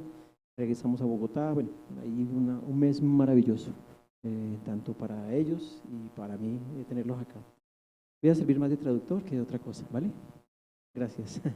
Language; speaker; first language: Spanish; native; Spanish